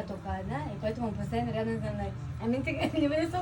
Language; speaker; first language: Russian; non-native, local second language; Bashkir